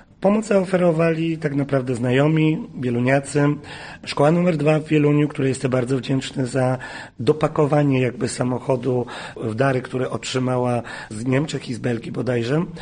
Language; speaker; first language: Polish; native; Polish